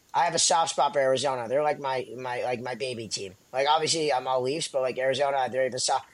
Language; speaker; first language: English; native; English